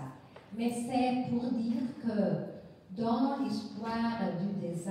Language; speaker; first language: French; non-native, fluent; Italian